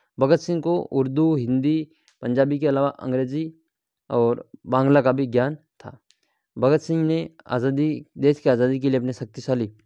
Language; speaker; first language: Hindi; native; Hindi